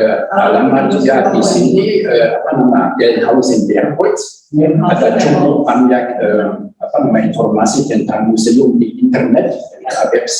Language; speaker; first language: Indonesian; non-native, learner; German